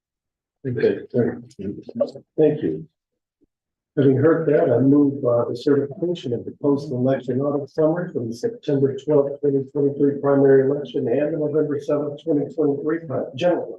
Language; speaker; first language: English; native; English